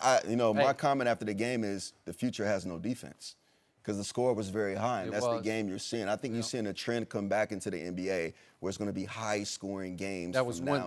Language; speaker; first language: English; native; English